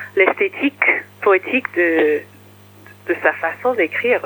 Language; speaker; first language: French; early bilingual, other home language; English